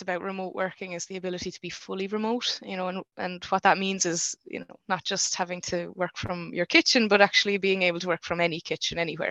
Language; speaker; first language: English; native; English